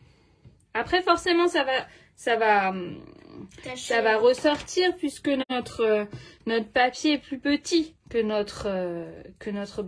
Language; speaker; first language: French; native; French